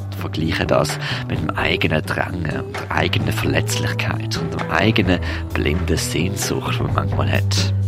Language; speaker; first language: German; native; German